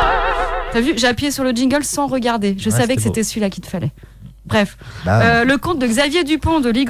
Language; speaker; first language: French; native; French